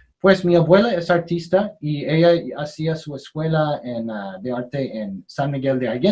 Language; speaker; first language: Spanish; non-native, learner; English